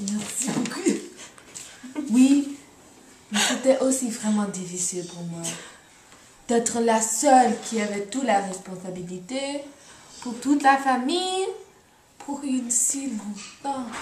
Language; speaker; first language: French; non-native, learner; English